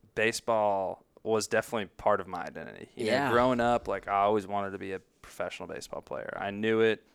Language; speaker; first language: English; native; English